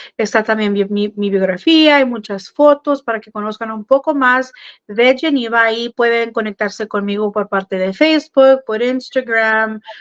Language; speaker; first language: Spanish; early bilingual, heritage; Spanish